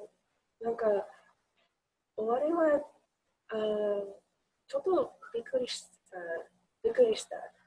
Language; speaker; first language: Japanese; non-native, learner; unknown